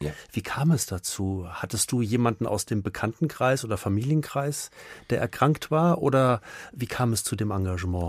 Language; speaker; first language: German; native; German